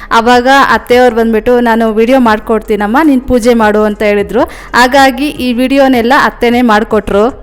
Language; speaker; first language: Kannada; non-native, local second language; Telugu